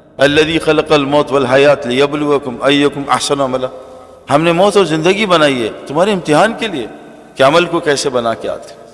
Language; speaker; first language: Urdu; native; Urdu